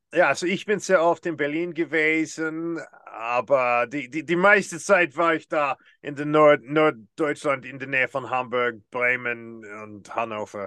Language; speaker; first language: German; non-native, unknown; English